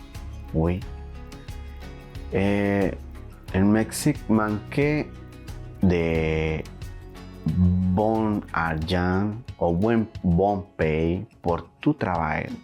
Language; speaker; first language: French; non-native, learner; Spanish